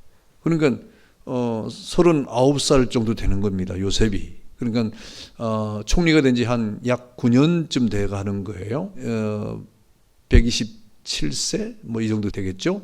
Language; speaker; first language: Korean; native; Korean